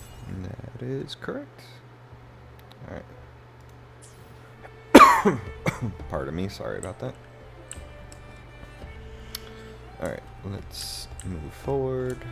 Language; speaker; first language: English; native; English